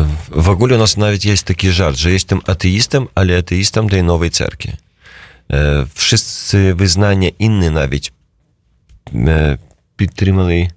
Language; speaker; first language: Polish; non-native, learner; Russian